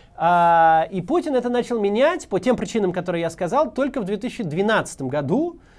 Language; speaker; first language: Russian; native; Russian